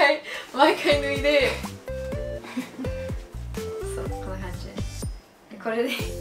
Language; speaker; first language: Japanese; non-native, fluent; English